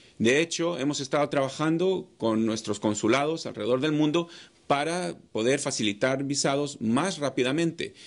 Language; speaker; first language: Spanish; non-native, fluent; English